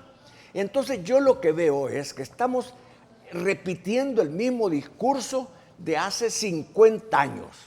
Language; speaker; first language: Spanish; native; Spanish